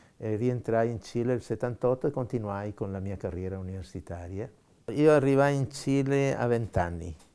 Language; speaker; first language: Italian; native; Italian